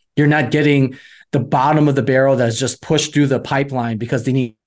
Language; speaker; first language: English; native; English